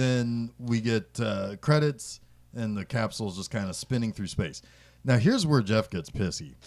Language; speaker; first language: English; native; English